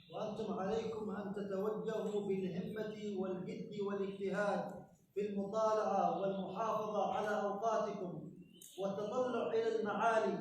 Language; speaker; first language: Arabic; native; Arabic